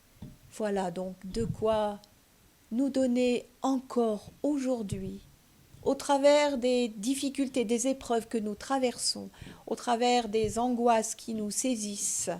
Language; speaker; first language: French; native; French